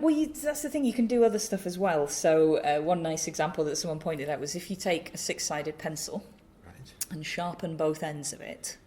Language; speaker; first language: English; native; English